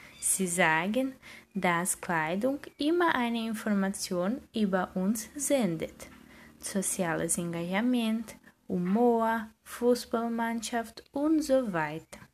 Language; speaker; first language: German; non-native, learner; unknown